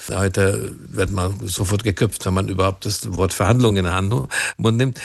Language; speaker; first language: German; non-native, fluent; Hungarian